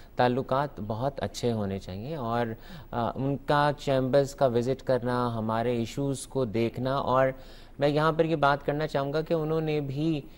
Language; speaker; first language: Urdu; native; Urdu